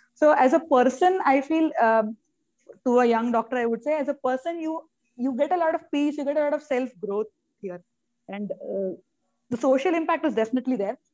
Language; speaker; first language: English; non-native, local second language; Malayalam